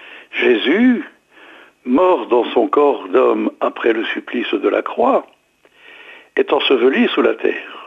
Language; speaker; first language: French; native; French